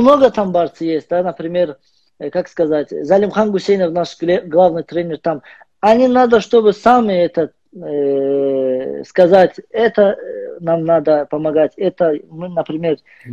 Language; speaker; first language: Russian; non-native, learner; Azerbaijani